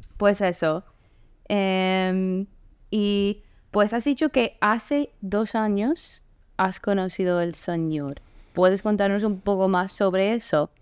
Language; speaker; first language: Spanish; non-native, fluent; English